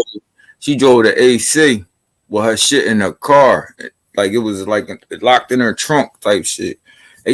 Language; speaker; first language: English; native; English